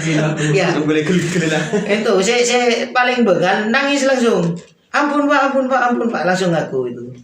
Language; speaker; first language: Indonesian; native; Indonesian